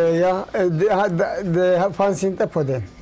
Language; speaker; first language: Swedish; non-native, learner; Turoyo